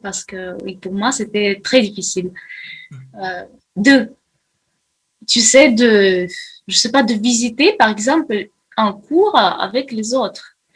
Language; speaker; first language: French; non-native, fluent; Russian